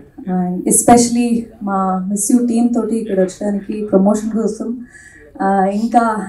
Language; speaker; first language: Telugu; non-native, learner; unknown